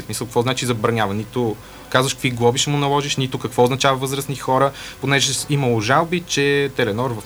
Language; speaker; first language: Bulgarian; native; Bulgarian